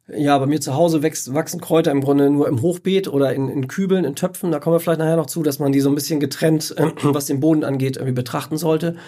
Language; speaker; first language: German; native; German